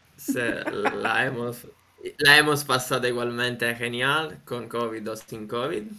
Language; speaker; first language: Spanish; non-native, fluent; Italian